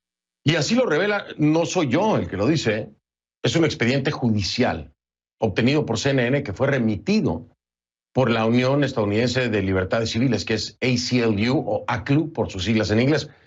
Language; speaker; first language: Spanish; native; Spanish